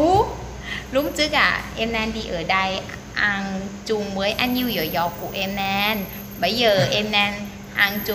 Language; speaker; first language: Vietnamese; non-native, learner; Thai